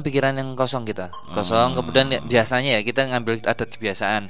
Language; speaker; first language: Indonesian; native; Indonesian